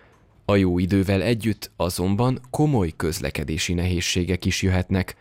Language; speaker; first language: Hungarian; native; Hungarian